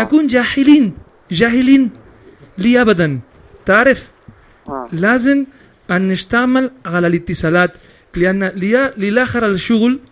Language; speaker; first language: Arabic; non-native, learner; Spanish